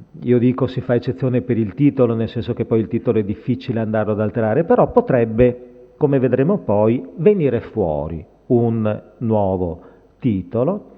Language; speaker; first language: Italian; native; Italian